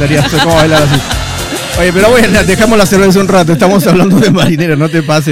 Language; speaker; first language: Spanish; native; Spanish